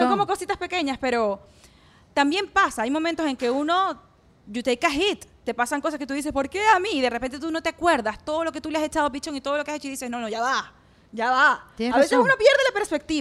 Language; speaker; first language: Spanish; native; Spanish